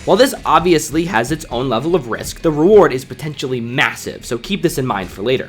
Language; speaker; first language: English; native; English